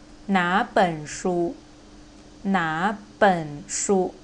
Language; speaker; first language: Chinese; non-native, fluent; Thai